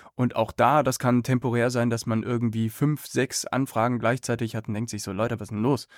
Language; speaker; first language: German; native; German